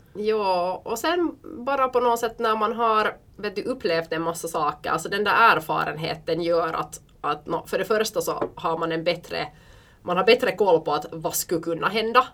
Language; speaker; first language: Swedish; early bilingual, heritage; Swedish